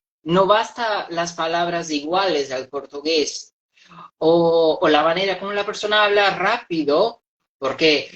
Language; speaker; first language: Spanish; non-native, fluent; Portuguese